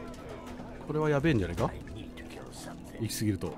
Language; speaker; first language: Japanese; native; Japanese